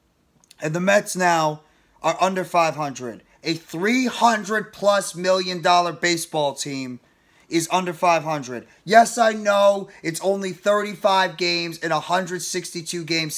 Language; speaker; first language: English; native; English